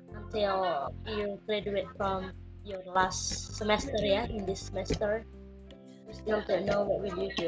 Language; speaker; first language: English; non-native, learner; Indonesian